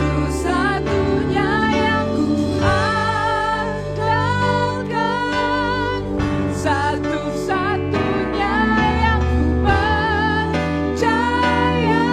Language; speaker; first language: Indonesian; native; Indonesian